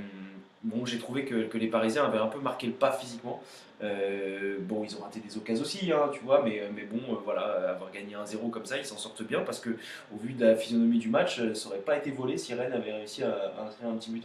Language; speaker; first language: French; native; French